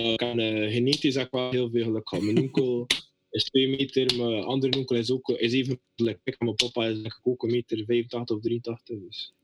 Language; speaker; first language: Dutch; native; Dutch